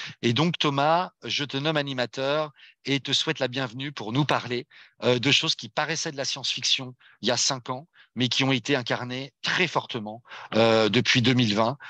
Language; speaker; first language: French; native; French